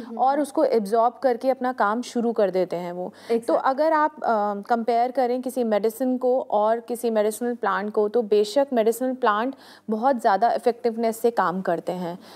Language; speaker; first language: Hindi; native; Hindi